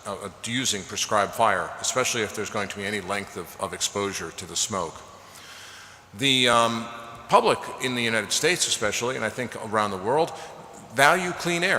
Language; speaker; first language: English; native; English